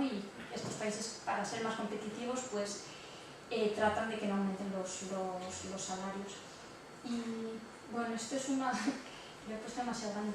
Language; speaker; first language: Spanish; native; Spanish